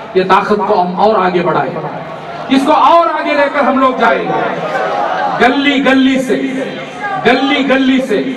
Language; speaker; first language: Urdu; native; Urdu